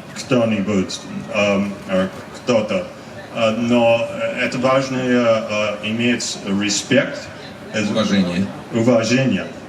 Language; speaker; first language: Russian; non-native, learner; English